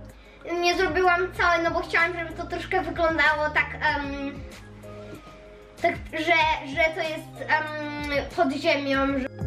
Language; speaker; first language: Polish; early bilingual, heritage; Polish